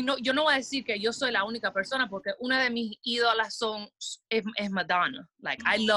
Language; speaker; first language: Spanish; early bilingual, heritage; Spanish